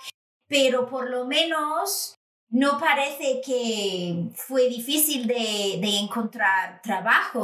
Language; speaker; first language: Spanish; non-native, fluent; English